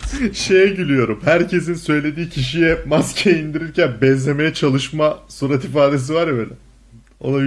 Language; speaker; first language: Turkish; native; Turkish